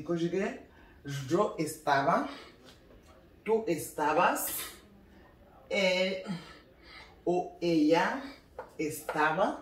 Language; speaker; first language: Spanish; non-native, learner; Haitian Creole